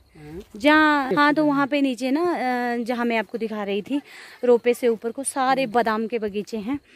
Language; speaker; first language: Hindi; non-native, local second language; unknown